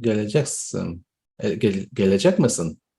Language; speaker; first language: Turkish; non-native, fluent; Japanese